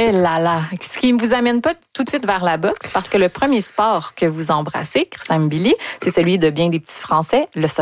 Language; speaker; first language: French; native; French